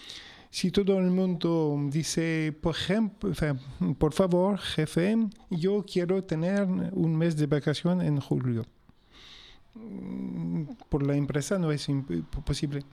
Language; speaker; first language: Spanish; non-native, local second language; French